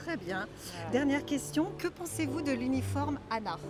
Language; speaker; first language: French; native; French